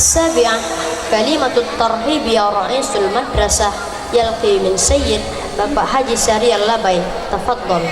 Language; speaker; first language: Arabic; non-native, learner; Indonesian